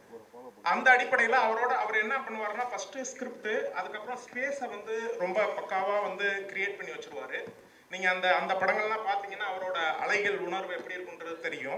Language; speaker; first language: Tamil; native; Tamil